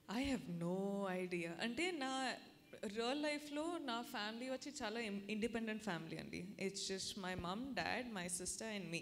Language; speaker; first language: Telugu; non-native, fluent; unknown